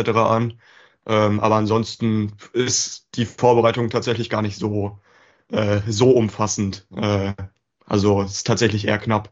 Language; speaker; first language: German; native; German